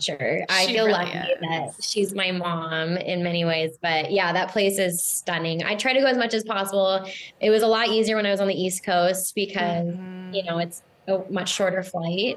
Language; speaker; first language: English; native; English